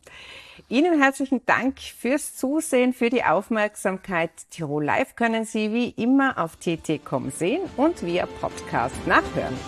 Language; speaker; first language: German; native; German